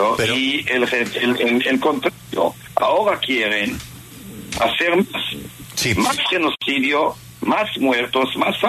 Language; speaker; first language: Spanish; non-native, fluent; Hebrew